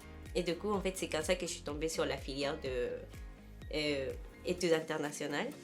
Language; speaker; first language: French; non-native, fluent; Spanish